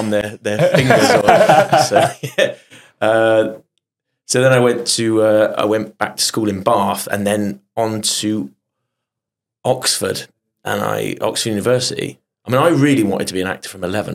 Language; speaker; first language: English; native; English